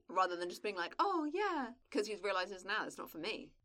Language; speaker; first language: English; native; English